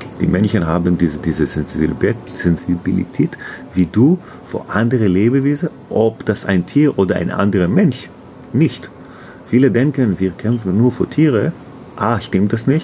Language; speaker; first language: German; non-native, learner; Hebrew